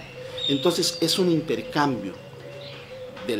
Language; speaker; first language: Spanish; native; Spanish